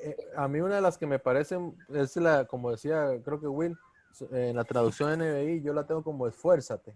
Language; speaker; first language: Spanish; native; Spanish